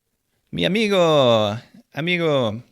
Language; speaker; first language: Spanish; non-native, fluent; English